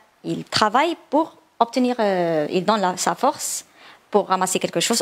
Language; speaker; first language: French; non-native, learner; Chinese